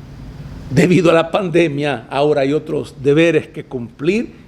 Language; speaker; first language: Spanish; native; Spanish